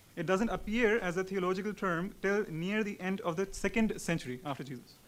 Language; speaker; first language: English; non-native, local second language; Urdu